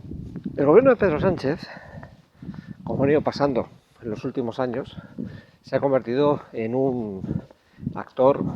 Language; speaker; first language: Spanish; native; Spanish